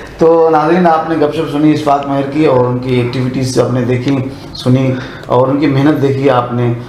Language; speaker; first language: Urdu; non-native, local second language; Sindhi